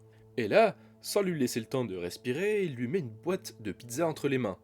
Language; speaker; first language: French; native; French